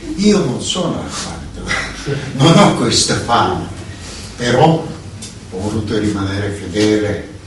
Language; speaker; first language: Italian; non-native, fluent; Russian